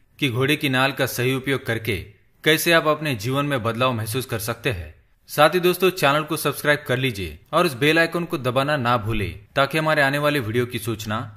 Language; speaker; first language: Hindi; native; Hindi